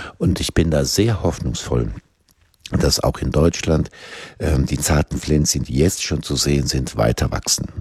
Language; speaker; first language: German; native; German